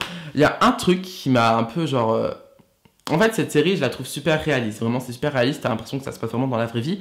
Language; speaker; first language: French; native; French